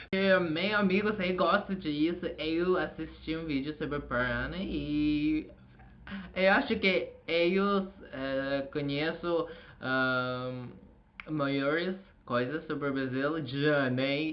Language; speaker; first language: Portuguese; non-native, learner; Azerbaijani